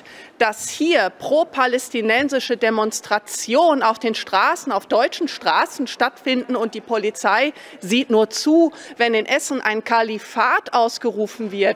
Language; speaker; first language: German; native; German